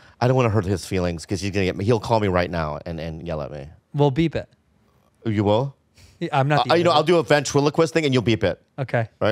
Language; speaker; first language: English; native; English